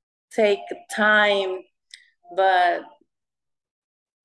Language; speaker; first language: English; non-native, learner; Spanish